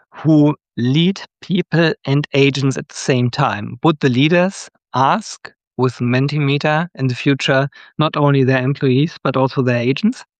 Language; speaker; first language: English; non-native, fluent; German